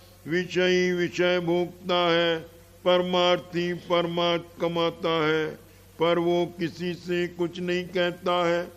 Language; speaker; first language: Hindi; native; Hindi